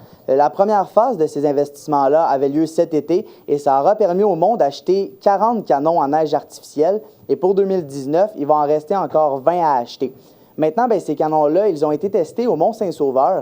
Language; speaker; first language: French; native; French